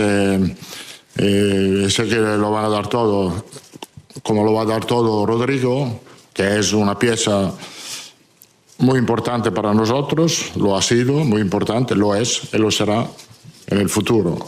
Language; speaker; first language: Spanish; non-native, fluent; Italian